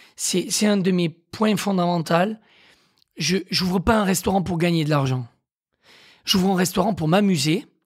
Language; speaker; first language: French; native; French